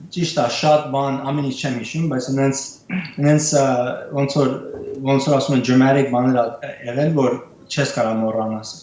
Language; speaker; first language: Armenian; early bilingual, heritage; Armenian